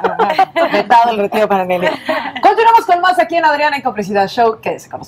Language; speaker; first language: Spanish; native; Spanish